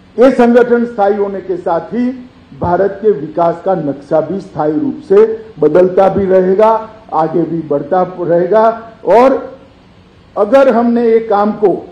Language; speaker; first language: Hindi; non-native, local second language; Gujarati